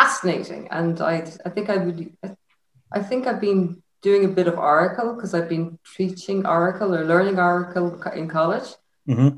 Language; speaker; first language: English; native; English